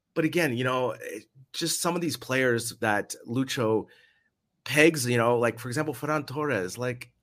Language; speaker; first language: English; native; English